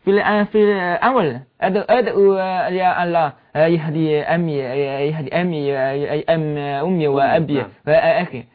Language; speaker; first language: Arabic; non-native, learner; Chinese